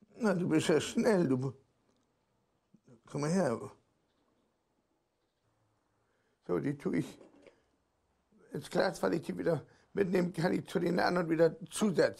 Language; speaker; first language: German; native; German